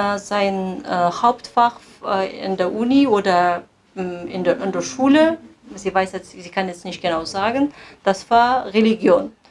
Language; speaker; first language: German; non-native, fluent; Kazakh